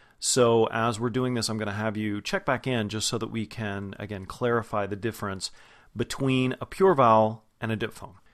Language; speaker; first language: English; native; English